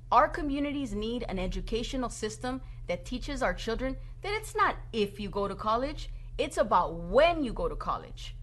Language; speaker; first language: English; native; English